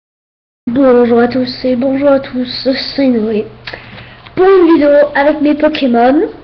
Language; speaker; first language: French; native; French